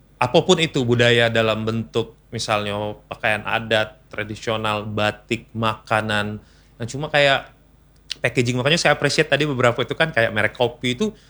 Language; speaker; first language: Indonesian; native; Indonesian